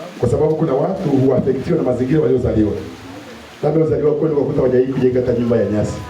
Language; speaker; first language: Swahili; non-native, local second language; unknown